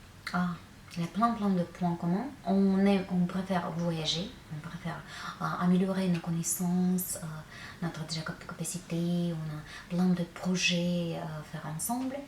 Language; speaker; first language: French; non-native, fluent; Russian